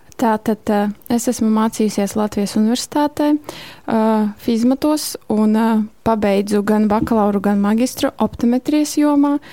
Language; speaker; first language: Latvian; non-native, local second language; Russian